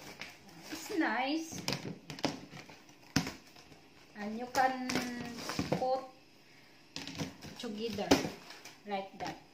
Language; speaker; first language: English; non-native, local second language; Filipino